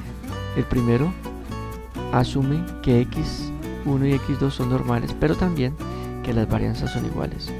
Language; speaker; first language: Spanish; native; Spanish